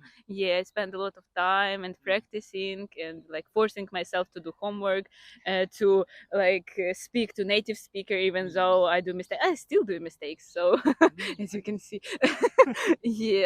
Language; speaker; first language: English; non-native, fluent; Ukrainian